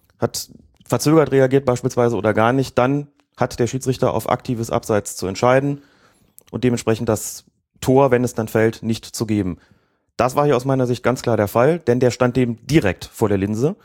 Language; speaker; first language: German; native; German